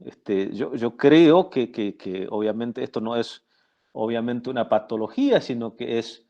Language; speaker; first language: Spanish; non-native, local second language; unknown